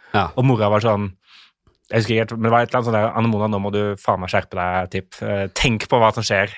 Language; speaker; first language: Norwegian; native; Norwegian